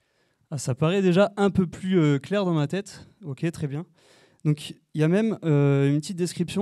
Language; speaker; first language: French; native; French